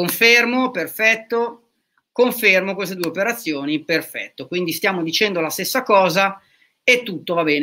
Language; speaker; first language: Italian; native; Italian